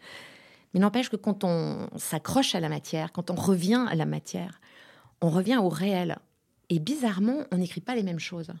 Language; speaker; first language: French; native; French